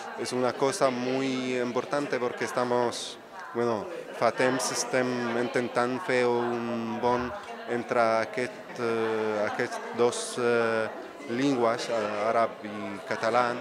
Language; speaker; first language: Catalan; non-native, fluent; Arabic